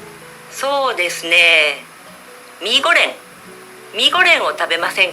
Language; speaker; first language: Japanese; non-native, learner; Indonesian